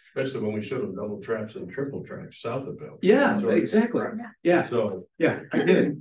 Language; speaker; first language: English; native; English